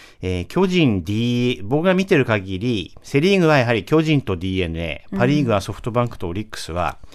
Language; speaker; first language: Japanese; native; Japanese